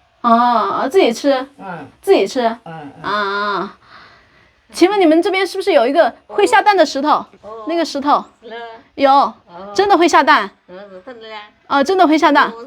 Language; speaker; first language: Chinese; native; Chinese